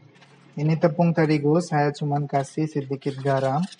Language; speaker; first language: Indonesian; non-native, fluent; Bangla